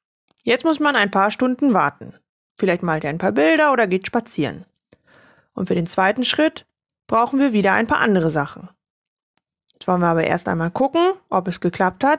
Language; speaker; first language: German; native; German